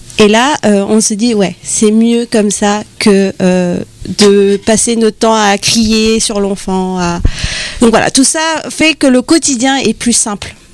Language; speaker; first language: French; native; French